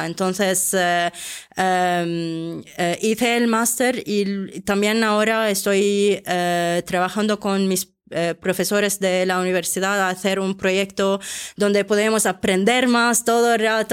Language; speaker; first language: Spanish; non-native, fluent; Arabic